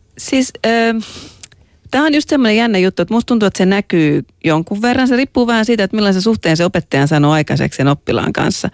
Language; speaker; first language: Finnish; native; Finnish